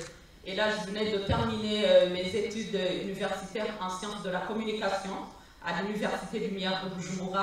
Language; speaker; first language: French; non-native, local second language; Rundi